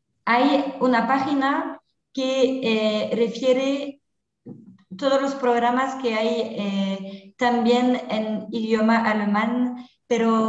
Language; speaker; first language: Spanish; non-native, fluent; French